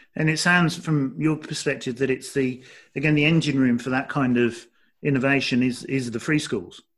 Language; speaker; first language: English; native; English